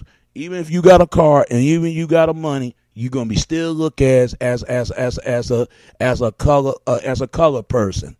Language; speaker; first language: English; native; English